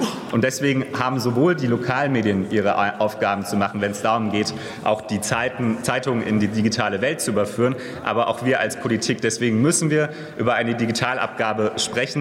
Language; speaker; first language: German; native; German